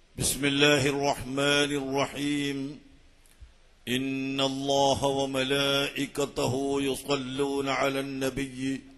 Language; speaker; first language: Arabic; non-native, fluent; Malayalam